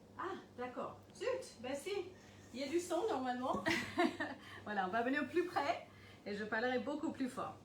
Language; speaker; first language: French; non-native, fluent; English